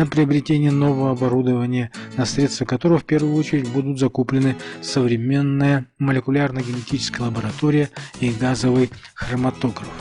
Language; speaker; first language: Russian; native; Russian